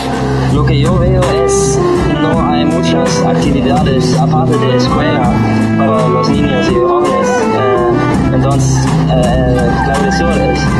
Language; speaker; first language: Spanish; non-native, learner; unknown